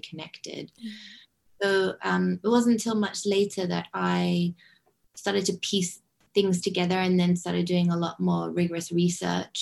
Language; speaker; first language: English; native; English